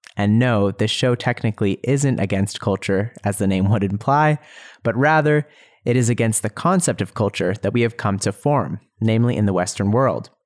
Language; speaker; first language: English; native; English